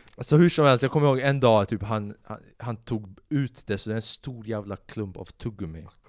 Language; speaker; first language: Swedish; early bilingual, other home language; Albanian